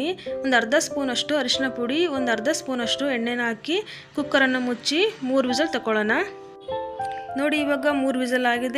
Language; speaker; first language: Kannada; native; Kannada